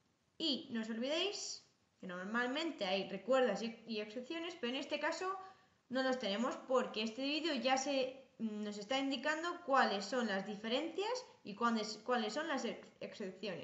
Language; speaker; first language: Spanish; non-native, fluent; English